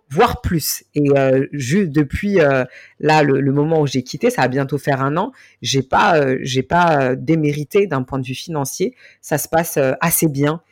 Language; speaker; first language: French; native; French